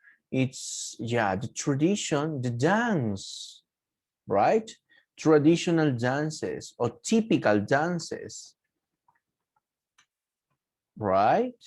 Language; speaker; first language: English; non-native, fluent; Spanish